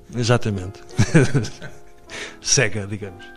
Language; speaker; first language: Portuguese; native; Portuguese